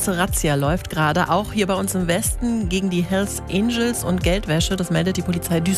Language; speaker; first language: German; native; German